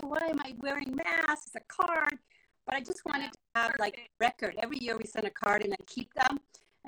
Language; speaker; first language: English; non-native, fluent; Spanish